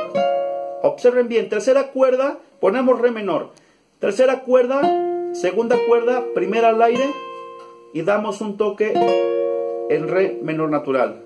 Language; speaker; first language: Spanish; native; Spanish